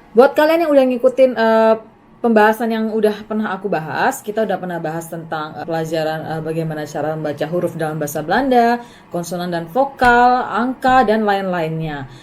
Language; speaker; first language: Indonesian; native; Indonesian